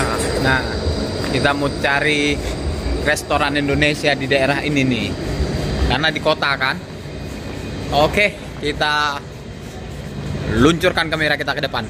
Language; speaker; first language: Indonesian; native; Indonesian